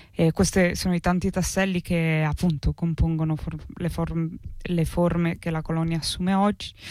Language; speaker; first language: Italian; native; Italian